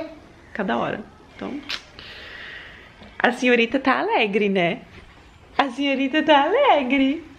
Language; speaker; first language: Portuguese; early bilingual, heritage; Portuguese